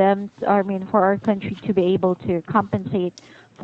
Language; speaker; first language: English; non-native, fluent; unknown